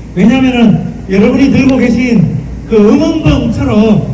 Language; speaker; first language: Korean; native; Korean